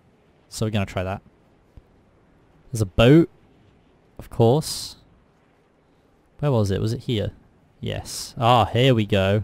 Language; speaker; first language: English; native; English